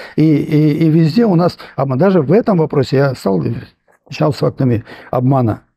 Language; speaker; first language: Russian; non-native, local second language; Armenian